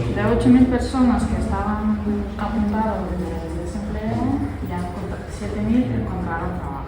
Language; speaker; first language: Spanish; non-native, fluent; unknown